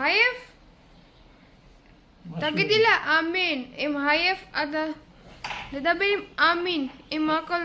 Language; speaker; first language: Hebrew; non-native, learner; Gujarati